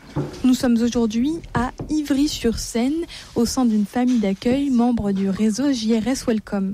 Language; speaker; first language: French; native; French